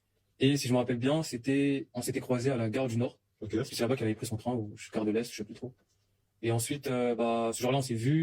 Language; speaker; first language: French; native; French